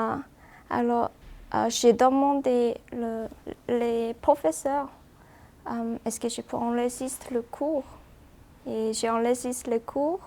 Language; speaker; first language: French; non-native, learner; Korean